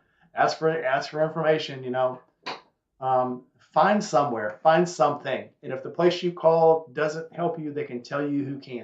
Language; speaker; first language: English; native; English